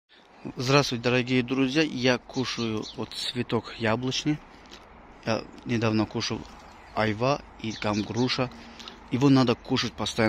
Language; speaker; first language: Russian; non-native, local second language; Azerbaijani